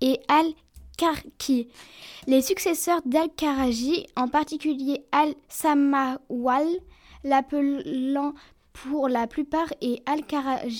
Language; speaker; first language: French; native; French